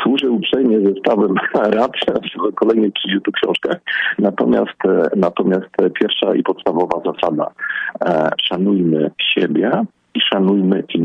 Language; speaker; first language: Polish; native; Polish